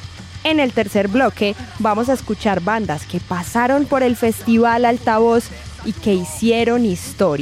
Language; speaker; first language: Spanish; native; Spanish